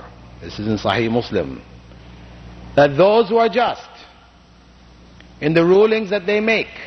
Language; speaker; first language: English; non-native, fluent; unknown